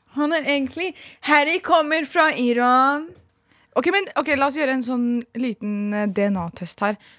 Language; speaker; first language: Norwegian; early bilingual, other home language; Persian